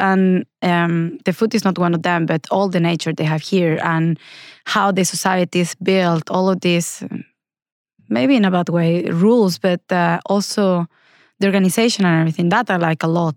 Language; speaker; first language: English; non-native, fluent; Spanish